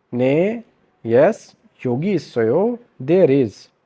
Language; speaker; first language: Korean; non-native, fluent; Urdu